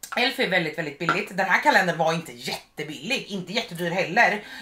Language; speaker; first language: Swedish; native; Swedish